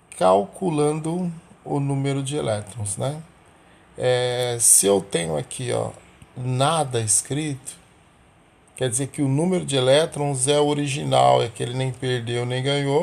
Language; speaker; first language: Portuguese; native; Portuguese